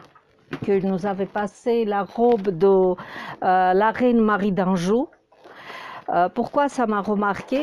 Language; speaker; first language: French; non-native, fluent; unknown